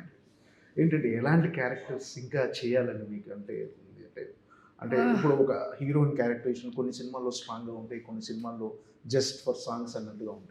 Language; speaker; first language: Telugu; native; Telugu